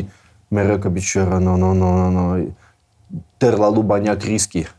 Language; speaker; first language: Indonesian; non-native, learner; Russian